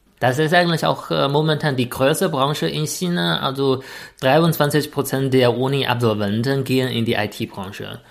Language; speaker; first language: German; non-native, fluent; Chinese